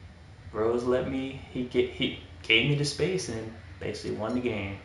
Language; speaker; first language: English; native; English